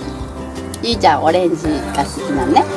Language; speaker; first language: Japanese; native; Japanese